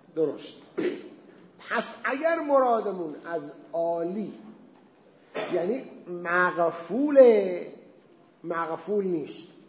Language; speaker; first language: Persian; native; Persian